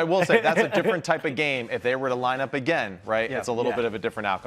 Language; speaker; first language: English; native; English